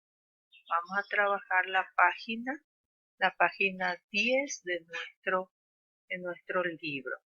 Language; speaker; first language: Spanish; non-native, local second language; Guarani